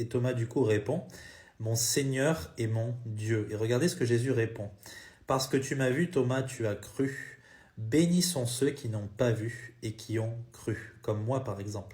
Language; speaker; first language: French; native; French